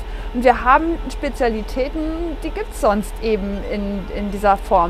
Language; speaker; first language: German; native; German